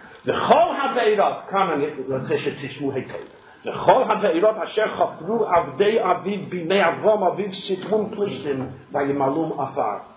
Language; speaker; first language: Hebrew; non-native, fluent; English